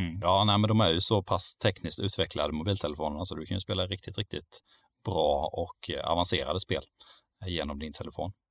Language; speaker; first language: Swedish; native; Swedish